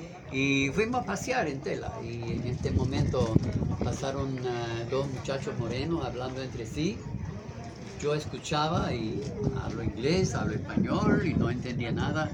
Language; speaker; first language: Spanish; non-native, fluent; English